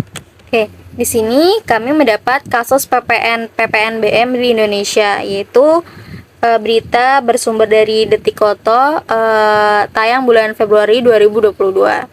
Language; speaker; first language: Indonesian; native; Indonesian